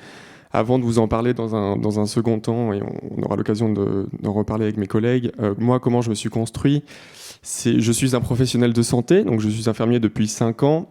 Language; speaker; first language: French; native; French